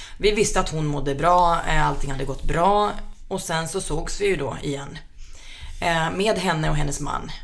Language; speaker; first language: Swedish; early bilingual, other home language; Finnish